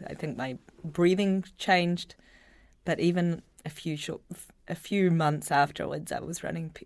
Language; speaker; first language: English; native; English